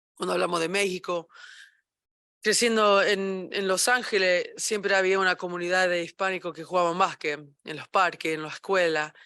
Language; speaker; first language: Spanish; early bilingual, heritage; Spanish